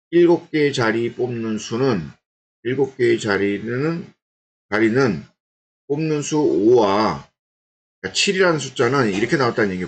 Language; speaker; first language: Korean; native; Korean